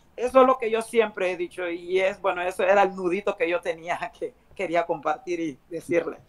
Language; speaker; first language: Spanish; native; Spanish